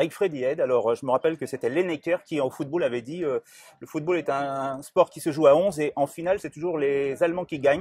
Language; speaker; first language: French; native; French